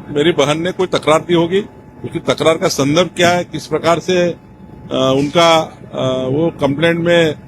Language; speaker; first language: Hindi; non-native, local second language; Marathi